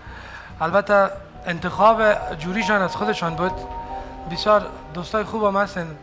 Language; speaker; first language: Persian; native; Persian